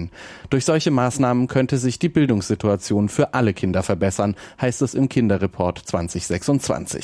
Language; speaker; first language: German; native; German